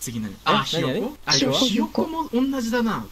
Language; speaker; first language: Japanese; native; Japanese